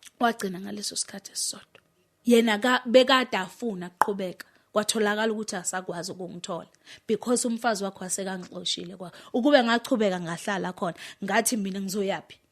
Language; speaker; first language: Zulu; native; Zulu